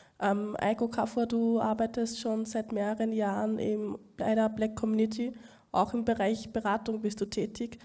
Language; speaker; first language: German; native; German